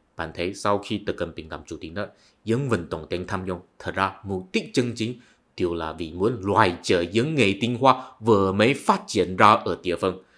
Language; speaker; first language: Vietnamese; non-native, fluent; Chinese